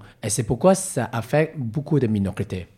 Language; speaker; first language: French; non-native, learner; Cantonese